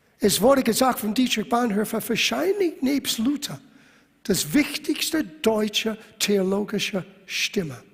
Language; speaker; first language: German; non-native, fluent; English